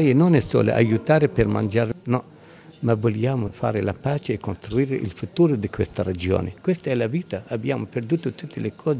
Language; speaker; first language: Italian; non-native, learner; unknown